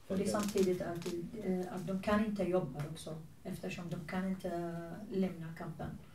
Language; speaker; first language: Swedish; non-native, fluent; Arabic